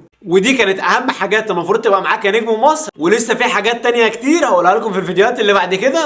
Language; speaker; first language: Arabic; native; Arabic